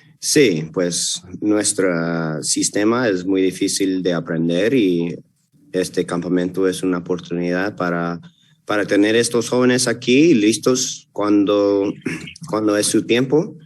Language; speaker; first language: Spanish; early bilingual, heritage; Spanish